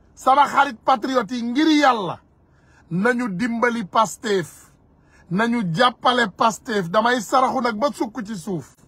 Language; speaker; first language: Wolof; non-native, local second language; Soninke